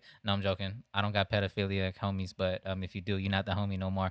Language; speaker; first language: English; native; English